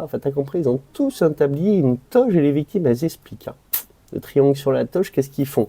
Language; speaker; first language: French; native; French